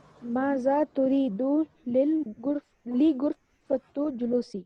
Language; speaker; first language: Arabic; non-native, learner; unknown